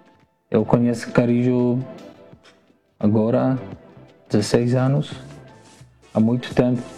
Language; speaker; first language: Portuguese; non-native, learner; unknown